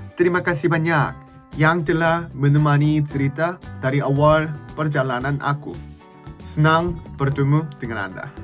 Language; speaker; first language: Indonesian; non-native, learner; Korean